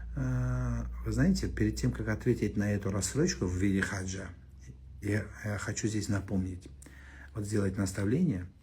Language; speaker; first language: Russian; non-native, local second language; Kazakh